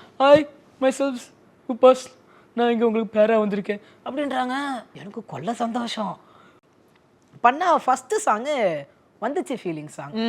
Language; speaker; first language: Tamil; native; Tamil